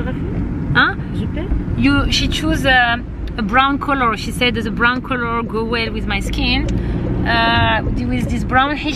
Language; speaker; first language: English; non-native, learner; French